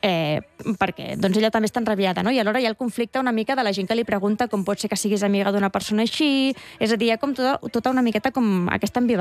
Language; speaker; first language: Catalan; native; Catalan